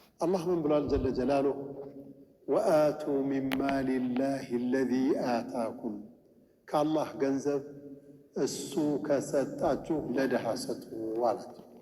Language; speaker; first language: Amharic; native; Amharic